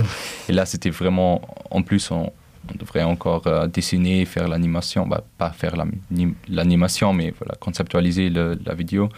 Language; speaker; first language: French; non-native, local second language; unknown